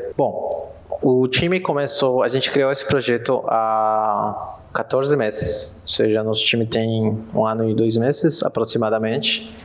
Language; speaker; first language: Portuguese; non-native, fluent; Spanish